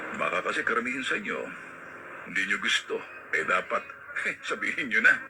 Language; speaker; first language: Filipino; native; Filipino